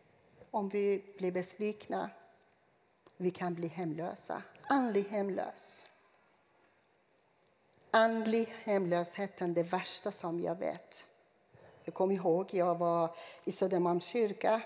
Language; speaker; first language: Swedish; non-native, fluent; Persian